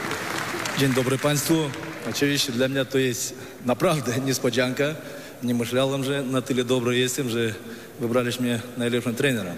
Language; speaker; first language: Polish; non-native, fluent; Russian